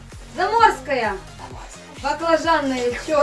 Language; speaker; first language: Russian; native; Russian